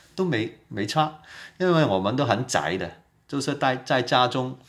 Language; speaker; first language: Chinese; non-native, local second language; Cantonese